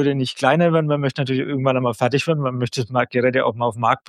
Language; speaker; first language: German; native; German